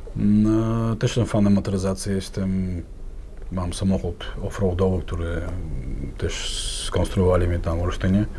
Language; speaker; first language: Polish; non-native, fluent; Chechen